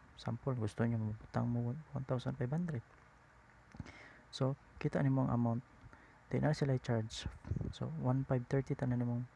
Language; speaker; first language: Cebuano; native; Cebuano